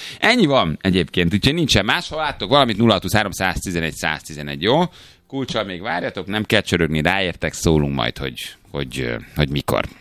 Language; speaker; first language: Hungarian; native; Hungarian